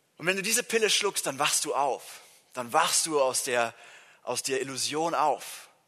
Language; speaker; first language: German; non-native, fluent; English